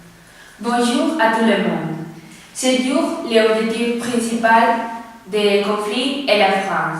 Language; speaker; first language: French; non-native, learner; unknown